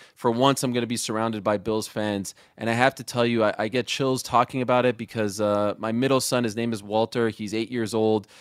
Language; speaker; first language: English; native; English